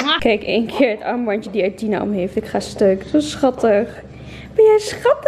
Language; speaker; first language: Dutch; native; Dutch